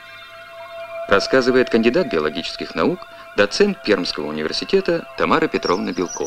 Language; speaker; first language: Russian; native; Russian